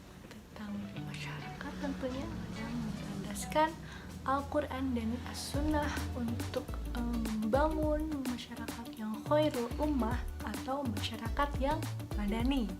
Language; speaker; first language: Indonesian; native; Indonesian